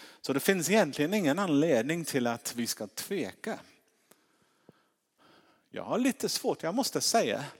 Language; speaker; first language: Swedish; non-native, fluent; English